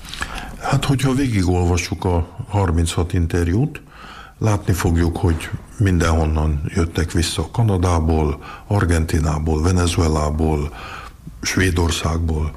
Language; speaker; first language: Hungarian; early bilingual, heritage; Hungarian